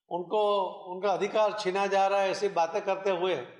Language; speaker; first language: Hindi; non-native, local second language; Gujarati